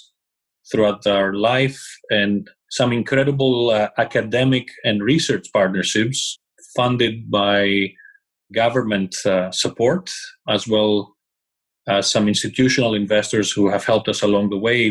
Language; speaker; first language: English; non-native, fluent; Greek